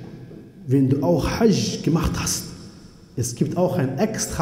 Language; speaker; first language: German; non-native, fluent; Arabic